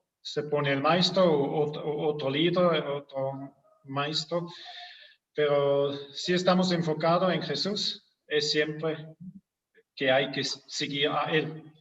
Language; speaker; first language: Spanish; non-native, fluent; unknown